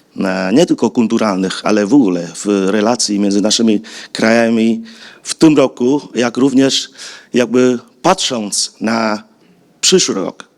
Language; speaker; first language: Polish; non-native, fluent; Vietnamese